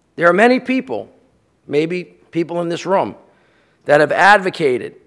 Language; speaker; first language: English; native; English